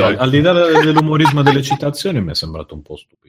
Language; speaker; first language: Italian; native; Italian